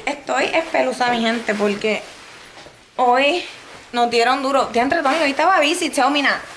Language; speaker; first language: Spanish; early bilingual, heritage; Spanish